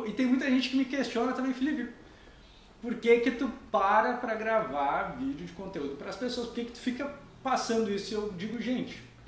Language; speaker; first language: Portuguese; native; Portuguese